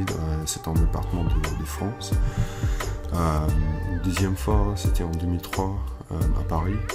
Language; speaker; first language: French; non-native, learner; English